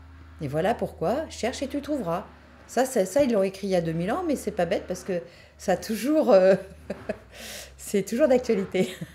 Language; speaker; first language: French; native; French